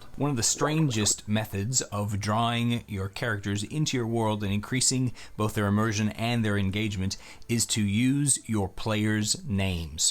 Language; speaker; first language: English; native; English